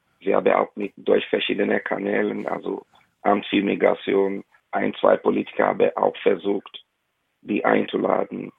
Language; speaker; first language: German; non-native, fluent; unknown